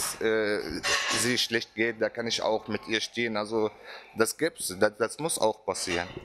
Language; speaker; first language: German; non-native, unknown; Arabic